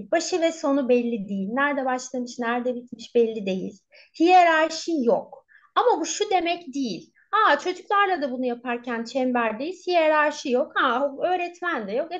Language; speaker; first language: Turkish; native; Turkish